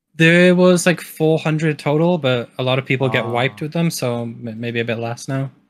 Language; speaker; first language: English; native; English